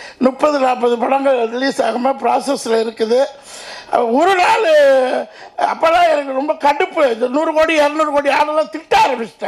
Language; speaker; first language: Tamil; native; Tamil